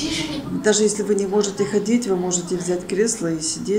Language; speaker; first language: Russian; native; Russian